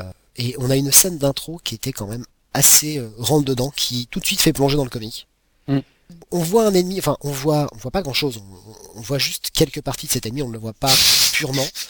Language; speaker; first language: French; native; French